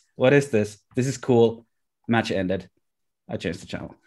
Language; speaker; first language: English; non-native, fluent; Finnish